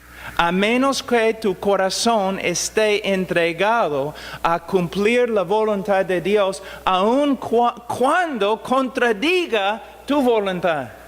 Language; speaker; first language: Spanish; non-native, fluent; English